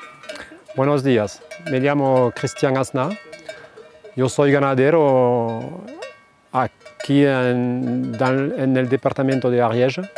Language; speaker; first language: Spanish; non-native, fluent; French